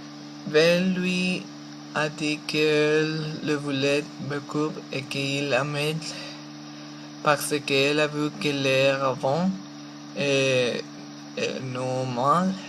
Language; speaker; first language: French; non-native, learner; Spanish